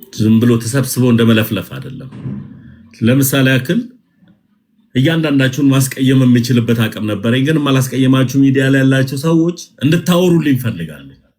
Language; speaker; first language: Amharic; native; Amharic